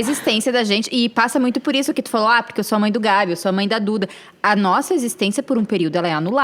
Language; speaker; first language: Portuguese; native; Portuguese